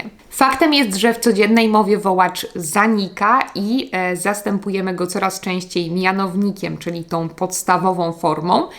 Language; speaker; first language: Polish; native; Polish